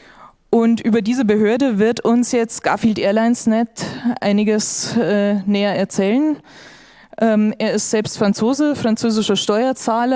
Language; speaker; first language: German; native; German